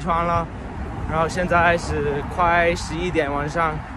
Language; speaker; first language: Chinese; non-native, learner; English